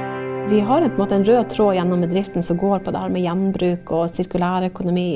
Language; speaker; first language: Norwegian; native; Norwegian